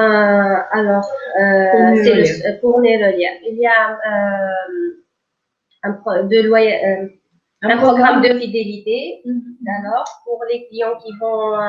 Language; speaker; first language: French; non-native, local second language; Arabic